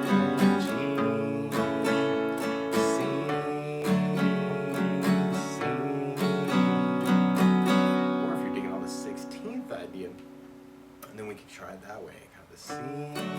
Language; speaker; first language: English; native; English